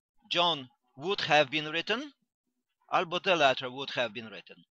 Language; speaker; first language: English; non-native, fluent; Polish